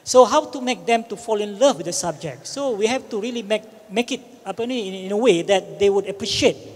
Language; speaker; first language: English; non-native, local second language; Malay